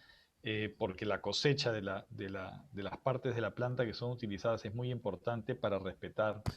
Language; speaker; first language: Spanish; native; Spanish